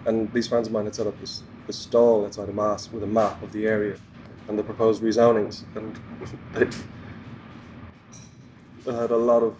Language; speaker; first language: English; native; English